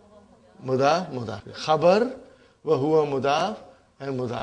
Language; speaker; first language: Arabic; non-native, fluent; English